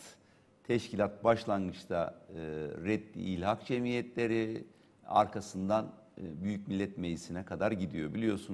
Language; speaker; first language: Turkish; native; Turkish